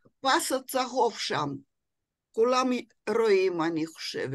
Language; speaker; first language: Hebrew; non-native, fluent; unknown